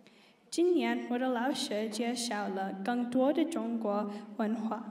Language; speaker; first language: Chinese; non-native, learner; English